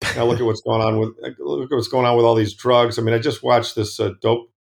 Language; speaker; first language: English; native; English